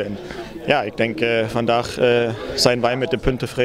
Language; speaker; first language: Dutch; non-native, fluent; German